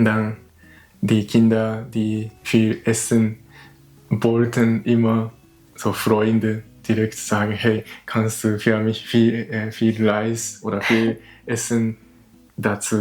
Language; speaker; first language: German; non-native, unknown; Japanese